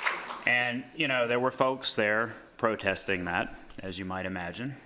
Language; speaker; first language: English; native; English